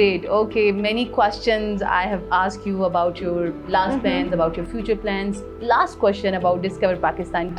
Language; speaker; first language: English; non-native, fluent; Urdu